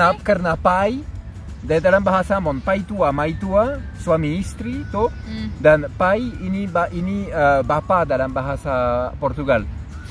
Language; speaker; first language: Indonesian; non-native, fluent; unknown